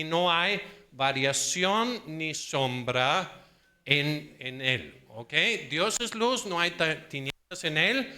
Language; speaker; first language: Spanish; non-native, fluent; Danish